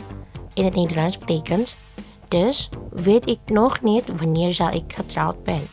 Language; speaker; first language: Dutch; non-native, learner; Indonesian